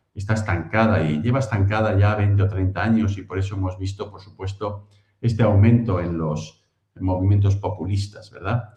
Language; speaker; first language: Spanish; native; Spanish